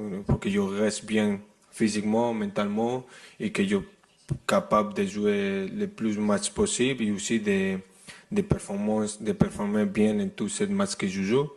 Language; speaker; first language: French; non-native, fluent; Spanish